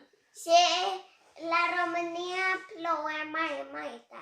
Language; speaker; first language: Romanian; early bilingual, heritage; Romanian